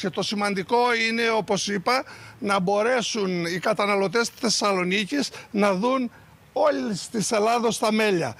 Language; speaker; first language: Greek; native; Greek